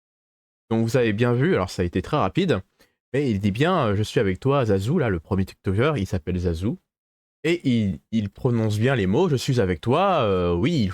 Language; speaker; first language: French; native; French